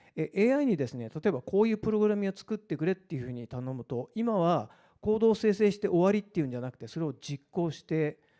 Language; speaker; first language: Japanese; native; Japanese